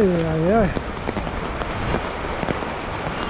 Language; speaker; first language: English; non-native, fluent; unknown